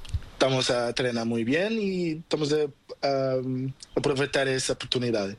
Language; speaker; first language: Spanish; non-native, learner; Portuguese